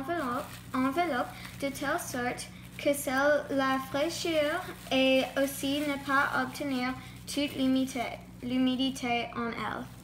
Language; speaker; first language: French; non-native, learner; English